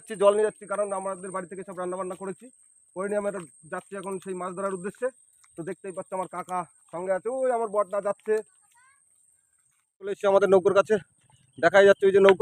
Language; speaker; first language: Bangla; native; Bangla